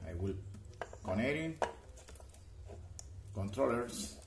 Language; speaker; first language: English; non-native, learner; Spanish